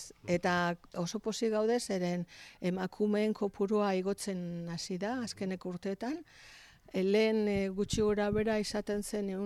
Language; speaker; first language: Basque; native; Basque